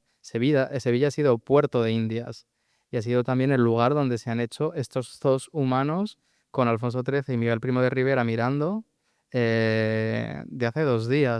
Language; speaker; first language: Spanish; native; Spanish